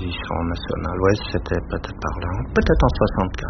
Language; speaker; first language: French; native; French